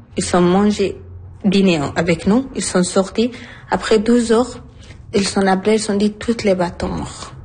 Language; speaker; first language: French; non-native, learner; Arabic